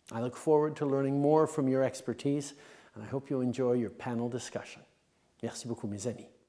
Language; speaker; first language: English; early bilingual, other home language; French